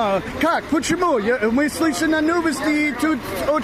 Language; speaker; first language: Russian; non-native, learner; English